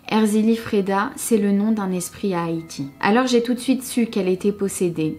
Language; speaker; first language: French; native; French